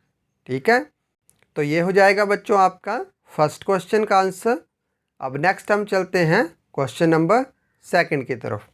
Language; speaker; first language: Hindi; native; Hindi